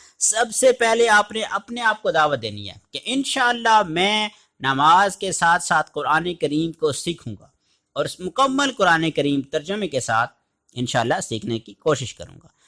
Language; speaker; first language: Urdu; native; Urdu